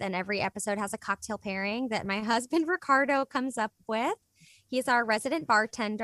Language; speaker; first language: English; native; English